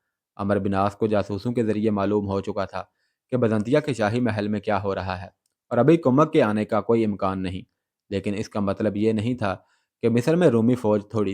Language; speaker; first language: Urdu; native; Urdu